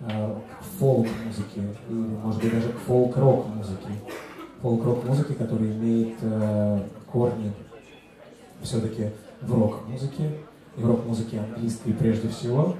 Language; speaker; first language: Russian; native; Russian